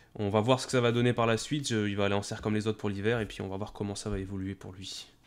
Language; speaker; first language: French; native; French